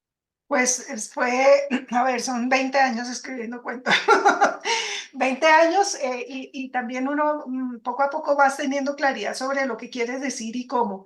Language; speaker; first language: Spanish; native; Spanish